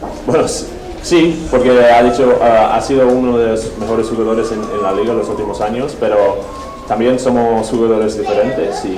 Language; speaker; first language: Spanish; non-native, fluent; English